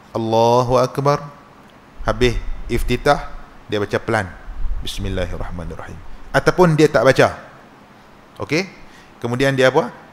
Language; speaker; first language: Malay; native; Malay